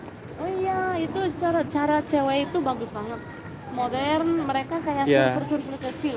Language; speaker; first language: Indonesian; non-native, fluent; Spanish